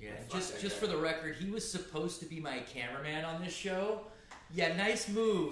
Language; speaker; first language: English; native; English